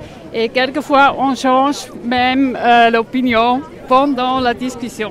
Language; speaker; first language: French; non-native, local second language; German